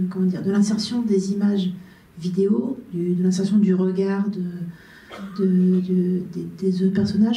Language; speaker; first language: French; native; French